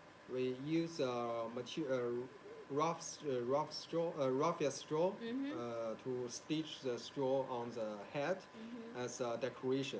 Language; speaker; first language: English; non-native, learner; Chinese